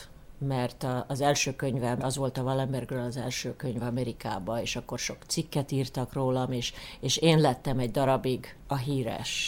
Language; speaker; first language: Hungarian; early bilingual, heritage; Hungarian